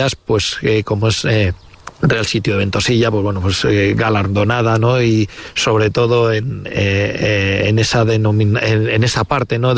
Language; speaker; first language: Spanish; native; Spanish